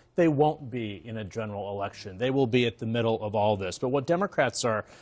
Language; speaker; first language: English; native; English